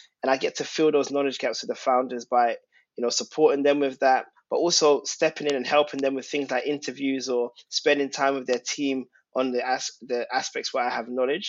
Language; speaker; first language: English; native; English